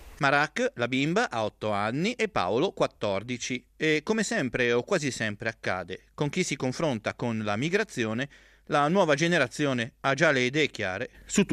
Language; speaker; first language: Italian; native; Italian